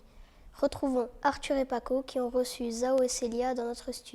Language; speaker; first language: French; native; French